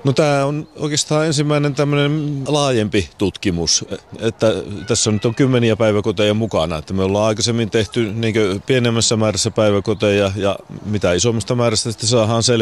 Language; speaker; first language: Finnish; native; Finnish